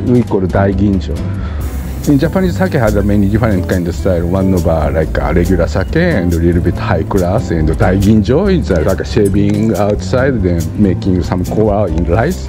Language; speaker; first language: English; non-native, learner; Japanese